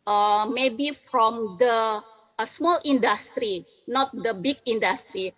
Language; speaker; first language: English; non-native, learner; Indonesian